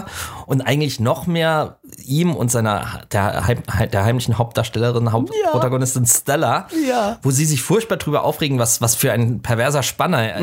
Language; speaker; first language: German; native; German